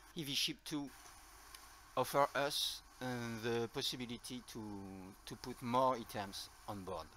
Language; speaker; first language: English; non-native, learner; French